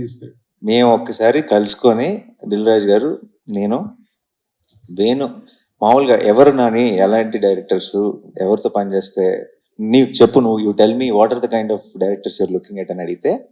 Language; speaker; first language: Telugu; native; Telugu